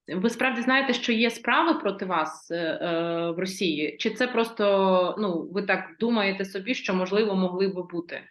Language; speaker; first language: Ukrainian; native; Ukrainian